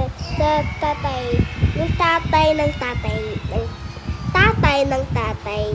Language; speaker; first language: Filipino; native; Filipino